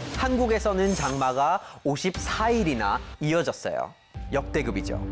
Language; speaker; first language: Korean; non-native, fluent; English